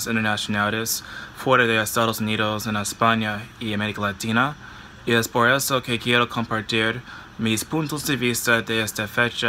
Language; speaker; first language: Spanish; non-native, fluent; English